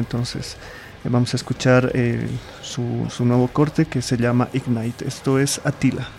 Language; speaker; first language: Spanish; native; Spanish